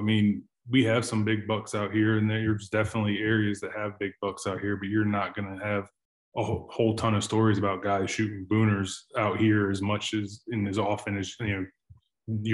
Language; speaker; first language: English; native; English